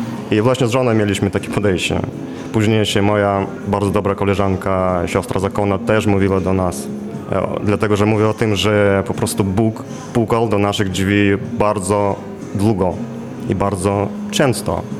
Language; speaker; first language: Polish; non-native, fluent; Ukrainian